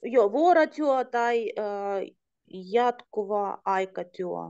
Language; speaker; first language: Finnish; non-native, learner; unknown